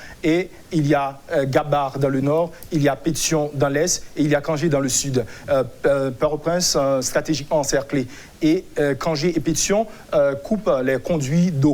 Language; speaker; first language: French; non-native, local second language; Haitian Creole